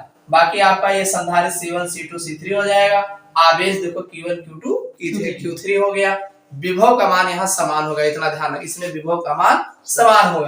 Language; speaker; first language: Hindi; native; Hindi